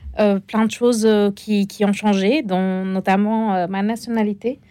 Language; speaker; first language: French; non-native, fluent; Arabic